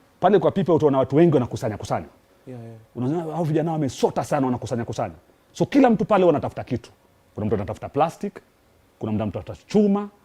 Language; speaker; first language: Swahili; native; Swahili